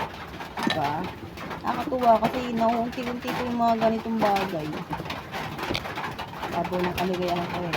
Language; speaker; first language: Filipino; native; Filipino